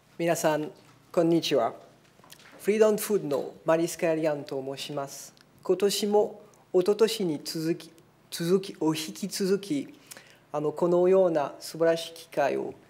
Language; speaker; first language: Japanese; non-native, fluent; French